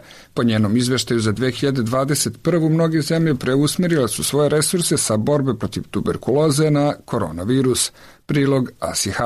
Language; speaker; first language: Croatian; native; Croatian